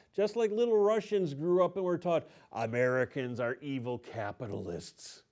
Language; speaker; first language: English; native; English